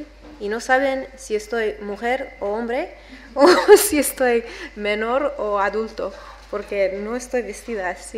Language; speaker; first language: Spanish; non-native, learner; English